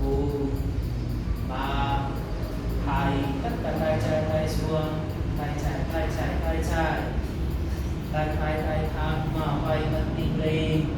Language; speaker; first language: Vietnamese; non-native, learner; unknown